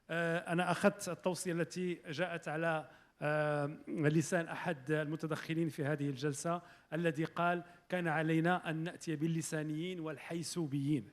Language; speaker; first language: Arabic; native; Arabic